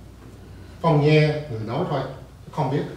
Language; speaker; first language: Vietnamese; early bilingual, heritage; Vietnamese